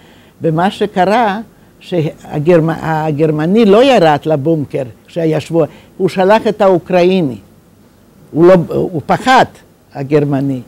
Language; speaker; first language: Hebrew; non-native, fluent; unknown